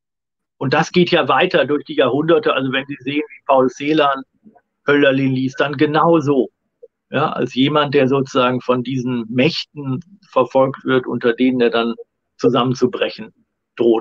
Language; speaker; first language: German; native; German